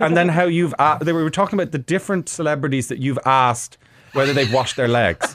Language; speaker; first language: English; native; English